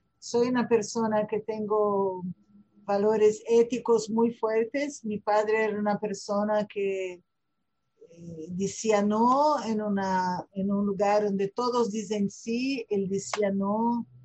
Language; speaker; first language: Spanish; non-native, fluent; Portuguese